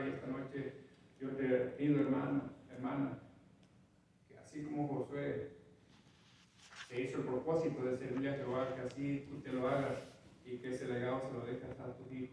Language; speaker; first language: Spanish; native; Spanish